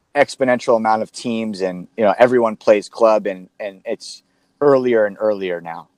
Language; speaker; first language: English; native; English